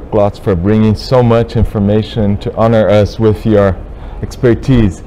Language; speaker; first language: English; non-native, fluent; Portuguese